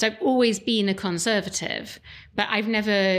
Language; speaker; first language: English; native; English